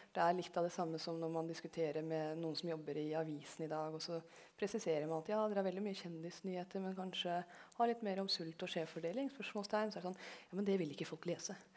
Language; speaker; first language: Norwegian; early bilingual, other home language; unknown